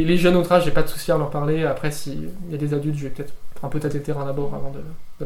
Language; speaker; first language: French; native; French